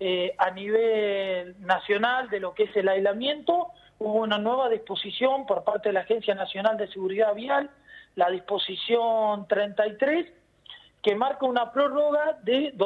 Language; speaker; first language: Spanish; native; Spanish